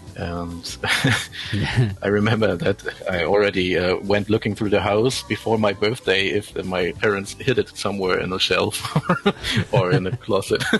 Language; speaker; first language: English; non-native, fluent; German